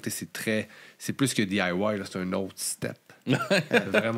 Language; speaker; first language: French; native; French